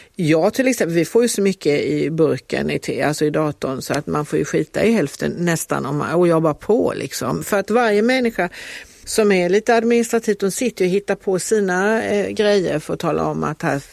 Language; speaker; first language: Swedish; native; Swedish